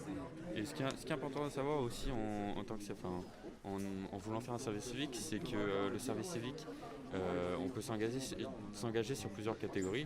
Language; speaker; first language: French; native; French